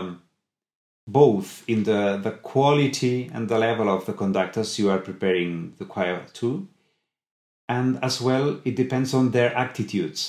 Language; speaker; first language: English; non-native, fluent; Spanish